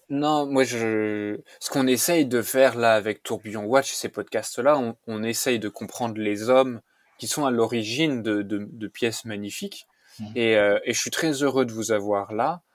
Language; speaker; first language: French; native; French